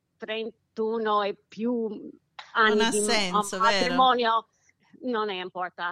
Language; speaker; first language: Italian; non-native, learner; English